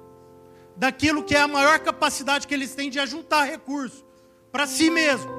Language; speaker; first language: Portuguese; native; Portuguese